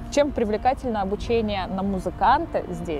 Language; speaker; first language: Russian; native; Russian